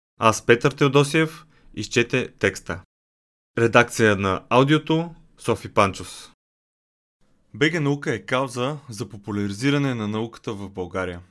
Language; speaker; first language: Bulgarian; native; Bulgarian